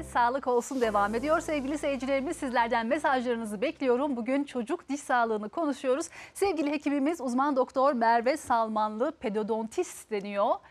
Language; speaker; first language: Turkish; early bilingual, heritage; Turkish